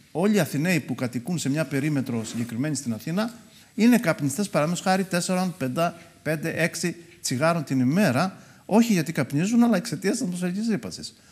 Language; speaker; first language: Greek; native; Greek